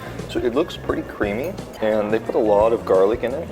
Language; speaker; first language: English; native; English